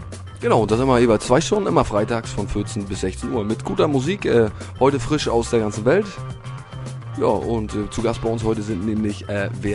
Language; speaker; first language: German; native; German